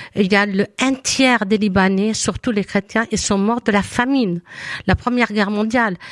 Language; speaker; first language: French; non-native, local second language; Arabic